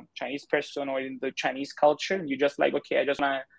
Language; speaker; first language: English; non-native, fluent; Greek